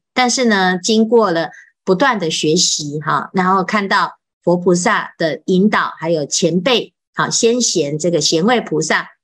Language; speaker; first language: Chinese; native; Chinese